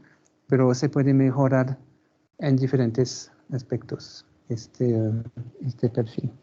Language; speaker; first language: Spanish; non-native, fluent; French